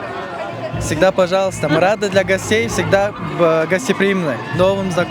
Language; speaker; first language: Russian; non-native, local second language; Chechen